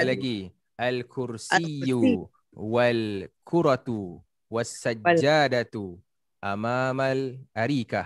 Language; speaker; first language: Arabic; non-native, fluent; Malay